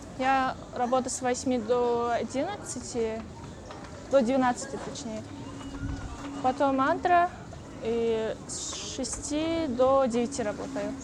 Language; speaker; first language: Russian; non-native, local second language; Kyrgyz